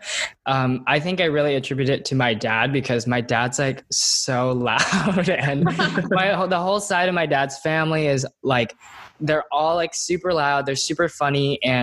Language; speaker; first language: English; native; English